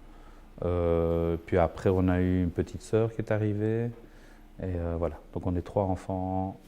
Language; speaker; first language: French; early bilingual, other home language; Spanish